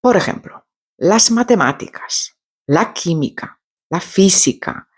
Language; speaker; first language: Spanish; non-native, fluent; Polish